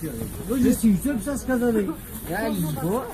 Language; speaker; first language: Russian; non-native, learner; Tajik